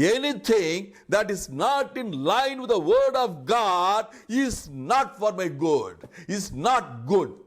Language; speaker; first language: English; non-native, local second language; Tamil